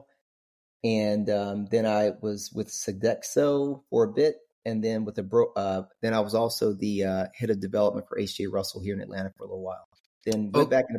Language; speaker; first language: English; native; English